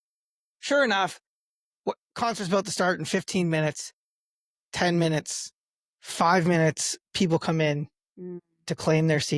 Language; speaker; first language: English; native; English